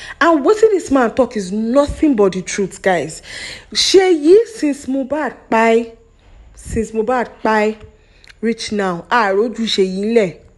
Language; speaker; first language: Nigerian Pidgin; non-native, local second language; Yoruba